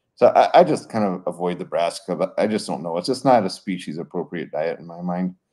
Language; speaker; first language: English; native; English